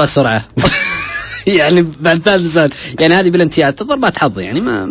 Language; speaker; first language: Arabic; native; Arabic